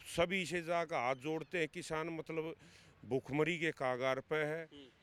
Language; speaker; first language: Hindi; native; Hindi